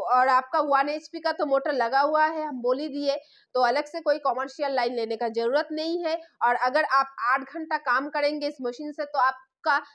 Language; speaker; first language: Hindi; non-native, local second language; Bangla